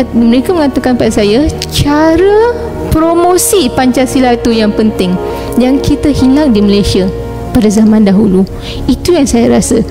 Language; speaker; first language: Malay; non-native, local second language; Tamil